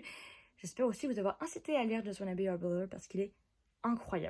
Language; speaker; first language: French; native; French